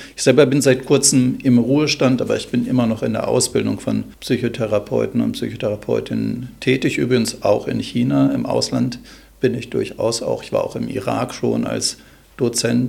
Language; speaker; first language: German; native; German